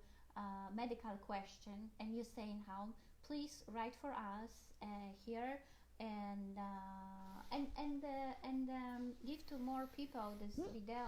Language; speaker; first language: English; non-native, learner; Polish